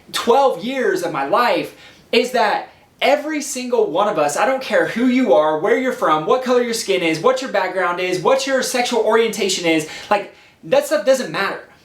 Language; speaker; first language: English; native; English